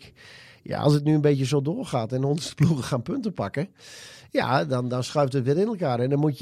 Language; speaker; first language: Dutch; native; Dutch